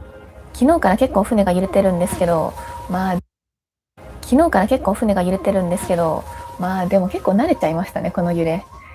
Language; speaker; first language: Japanese; native; Japanese